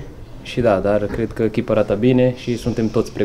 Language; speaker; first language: Romanian; non-native, fluent; Portuguese